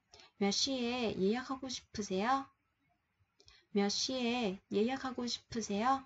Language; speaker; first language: Korean; non-native, fluent; Vietnamese